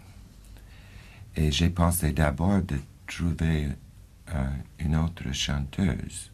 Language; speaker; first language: French; non-native, fluent; English